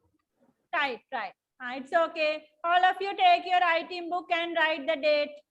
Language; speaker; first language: English; non-native, local second language; Sinhala